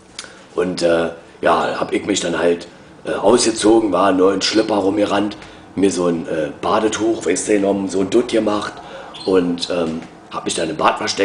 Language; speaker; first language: German; native; German